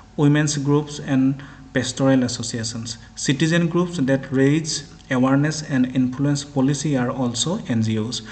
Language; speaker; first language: English; non-native, local second language; Assamese